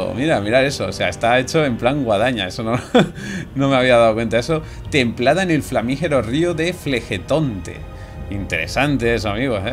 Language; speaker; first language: Spanish; native; Spanish